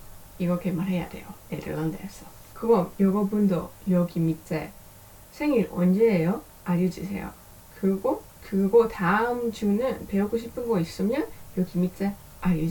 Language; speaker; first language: Korean; non-native, learner; Dutch